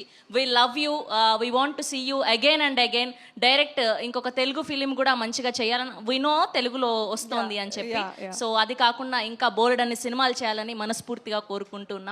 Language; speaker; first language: Telugu; native; Telugu